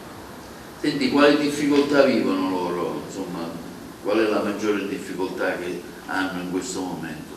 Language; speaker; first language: Italian; native; Italian